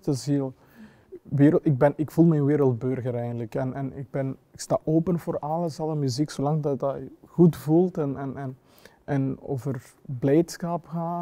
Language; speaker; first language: Dutch; non-native, fluent; Kinyarwanda